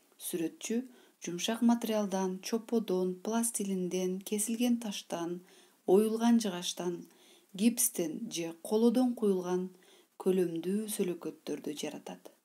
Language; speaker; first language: Kyrgyz; non-native, local second language; Uzbek